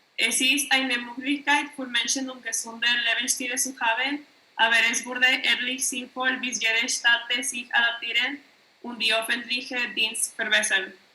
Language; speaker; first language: German; non-native, learner; Spanish